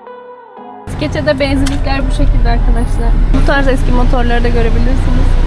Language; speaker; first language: Turkish; native; Turkish